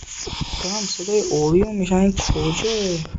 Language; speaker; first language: Persian; native; Persian